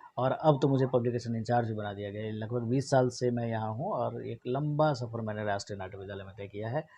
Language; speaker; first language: Hindi; non-native, local second language; Maithili